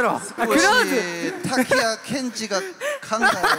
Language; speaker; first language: Japanese; non-native, learner; Korean